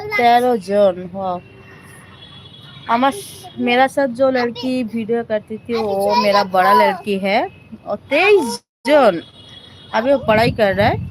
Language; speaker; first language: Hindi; non-native, local second language; Bangla